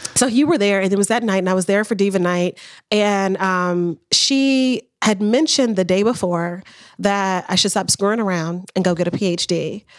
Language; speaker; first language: English; native; English